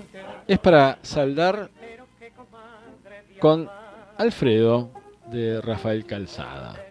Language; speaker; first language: Spanish; native; Spanish